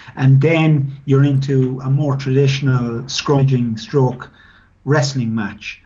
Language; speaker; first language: English; native; English